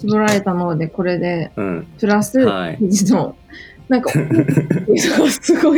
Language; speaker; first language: Japanese; native; Japanese